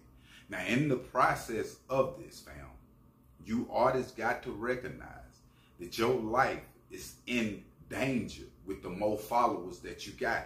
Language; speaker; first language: English; native; English